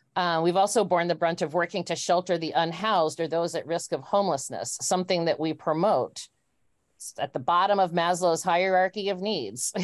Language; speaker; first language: English; native; English